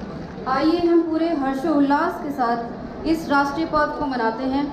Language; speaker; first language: Hindi; native; Hindi